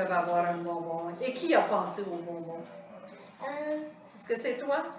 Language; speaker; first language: French; native; French